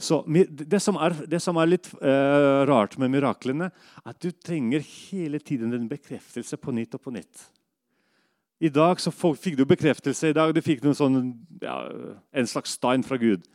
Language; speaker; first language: Norwegian; non-native, fluent; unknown